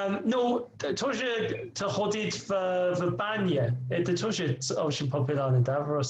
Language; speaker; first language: Russian; non-native, learner; English